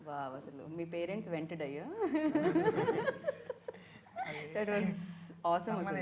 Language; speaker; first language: Telugu; native; Telugu